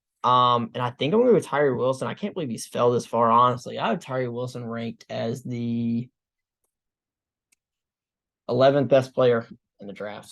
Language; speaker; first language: English; native; English